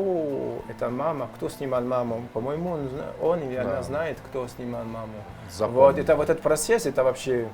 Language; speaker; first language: Russian; non-native, learner; French